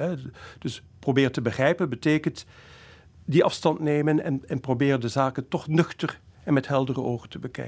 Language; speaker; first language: Dutch; native; Dutch